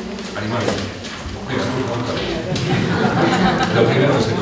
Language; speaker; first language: Spanish; native; Spanish